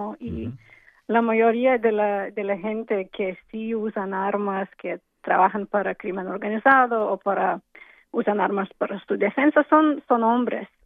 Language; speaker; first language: Spanish; non-native, fluent; English